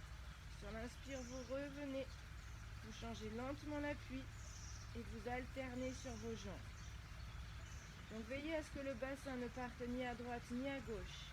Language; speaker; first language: French; native; French